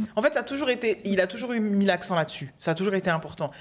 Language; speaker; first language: French; native; French